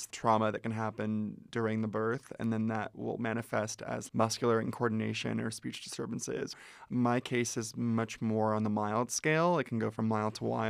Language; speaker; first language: English; native; English